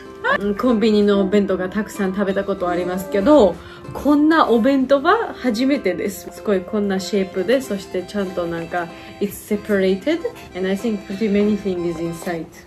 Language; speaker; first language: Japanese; non-native, fluent; Georgian